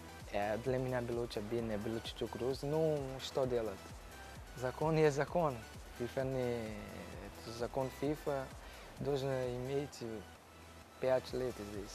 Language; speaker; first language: Russian; non-native, learner; Portuguese